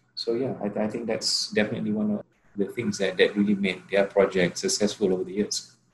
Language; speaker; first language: English; non-native, local second language; Malay